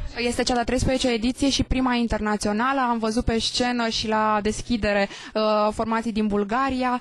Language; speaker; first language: Romanian; native; Romanian